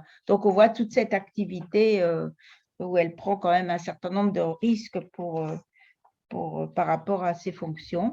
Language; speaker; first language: French; native; French